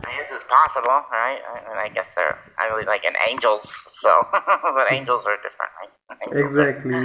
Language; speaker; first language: English; native; English